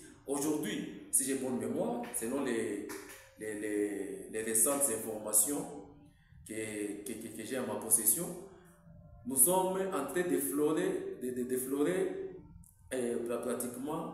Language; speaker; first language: French; non-native, local second language; Swahili